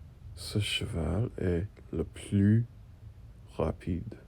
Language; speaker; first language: French; non-native, learner; English